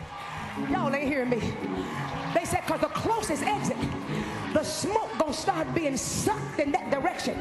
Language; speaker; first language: English; native; English